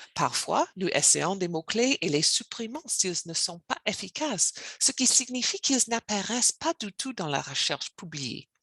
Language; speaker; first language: French; non-native, learner; English